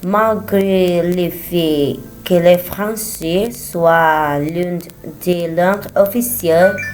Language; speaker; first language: French; non-native, learner; Spanish